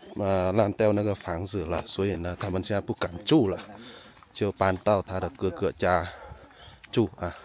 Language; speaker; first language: Chinese; non-native, learner; Vietnamese